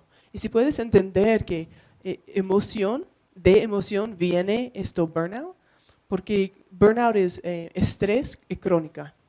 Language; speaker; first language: Spanish; non-native, learner; English